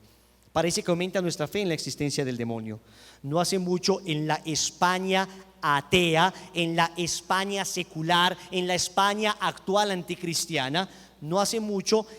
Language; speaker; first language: Spanish; native; Spanish